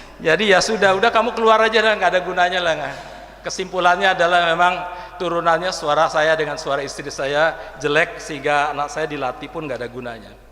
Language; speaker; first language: Indonesian; native; Indonesian